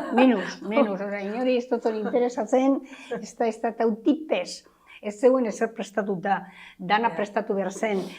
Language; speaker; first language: Basque; native; Basque